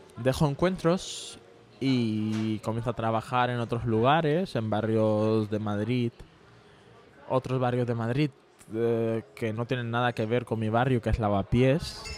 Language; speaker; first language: Spanish; early bilingual, other home language; Bangla